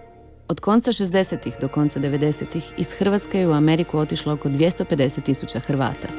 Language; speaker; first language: Croatian; native; Croatian